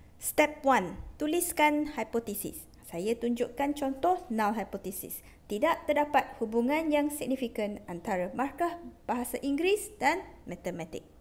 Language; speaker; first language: Malay; non-native, local second language; Chinese